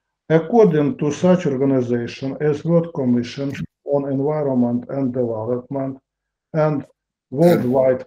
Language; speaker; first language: English; non-native, learner; Russian